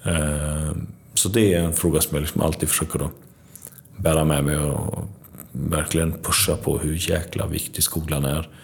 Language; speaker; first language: Swedish; early bilingual, other home language; Albanian